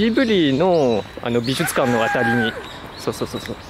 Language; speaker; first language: Japanese; non-native, fluent; French